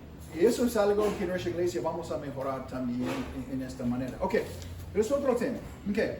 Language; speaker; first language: Spanish; non-native, fluent; English